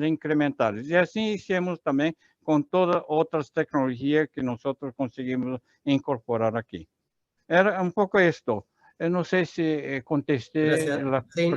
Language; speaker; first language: Spanish; non-native, learner; Portuguese